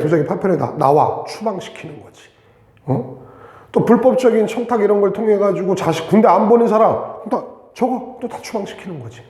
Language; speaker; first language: Korean; native; Korean